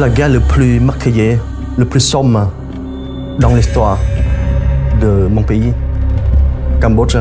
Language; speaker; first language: French; non-native, fluent; Khmer